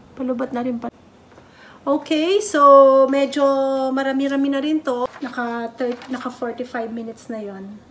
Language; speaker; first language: Filipino; native; Filipino